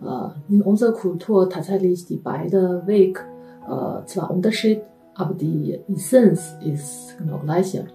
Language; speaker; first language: German; non-native, fluent; Chinese